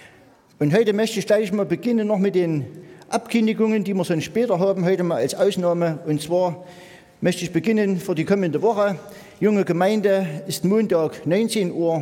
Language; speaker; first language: German; native; German